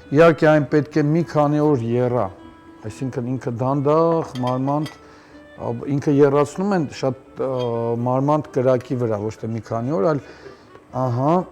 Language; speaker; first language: Armenian; native; Armenian